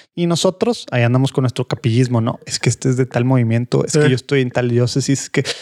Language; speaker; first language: Spanish; native; Spanish